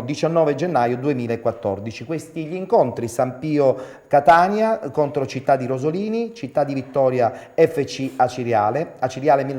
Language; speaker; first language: Italian; native; Italian